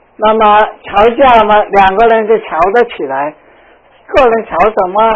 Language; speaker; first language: Chinese; non-native, local second language; Cantonese